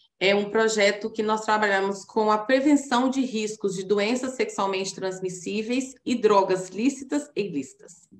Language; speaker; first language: Portuguese; native; Portuguese